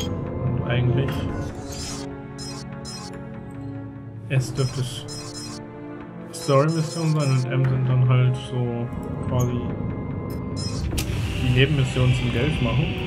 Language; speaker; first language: German; native; German